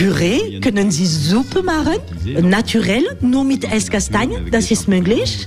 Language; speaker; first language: German; non-native, learner; French